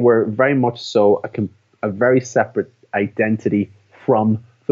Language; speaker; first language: English; native; English